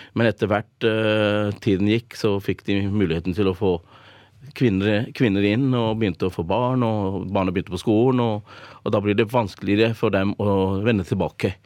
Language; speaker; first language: Norwegian; early bilingual, other home language; Urdu